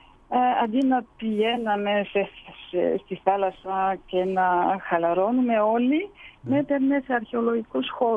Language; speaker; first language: Greek; early bilingual, heritage; Greek